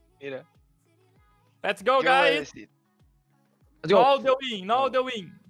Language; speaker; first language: English; non-native, learner; Portuguese